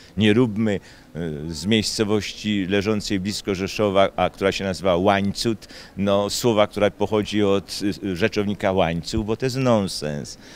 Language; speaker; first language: Polish; native; Polish